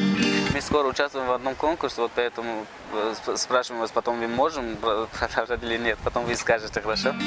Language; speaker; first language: Russian; non-native, local second language; Tajik